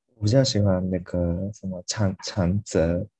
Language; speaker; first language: Chinese; non-native, fluent; Japanese